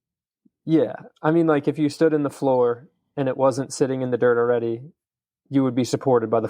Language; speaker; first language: English; native; English